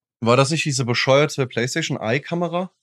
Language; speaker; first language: German; native; German